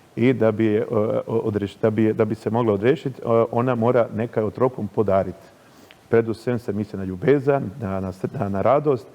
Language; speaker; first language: Slovenian; native; Slovenian